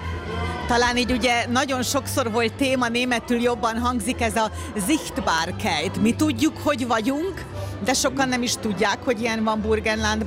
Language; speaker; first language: Hungarian; native; Hungarian